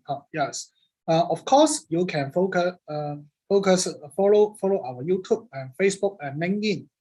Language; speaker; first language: English; non-native, learner; Cantonese